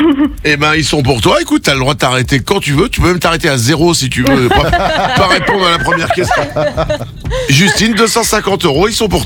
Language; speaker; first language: French; native; French